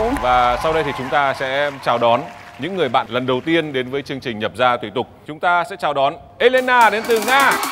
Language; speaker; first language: Vietnamese; native; Vietnamese